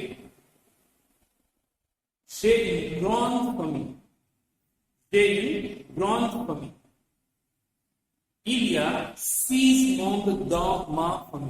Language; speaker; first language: French; non-native, fluent; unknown